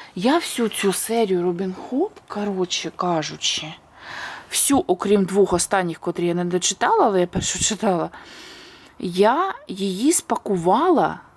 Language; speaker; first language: Ukrainian; native; Ukrainian